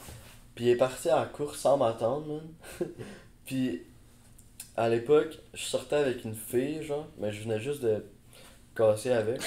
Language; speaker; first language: French; native; French